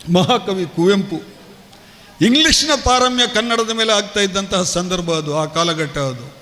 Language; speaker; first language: Kannada; non-native, local second language; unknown